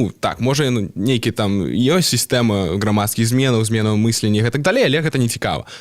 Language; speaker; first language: Belarusian; non-native, local second language; Russian